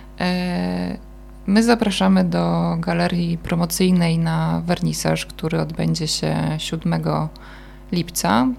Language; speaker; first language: Polish; native; Polish